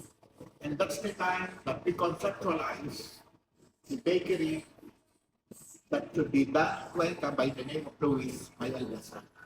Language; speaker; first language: English; non-native, local second language; Filipino